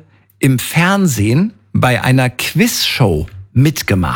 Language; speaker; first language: German; native; German